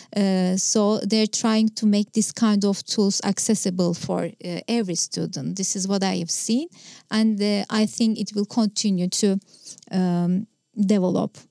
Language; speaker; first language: English; non-native, fluent; Turkish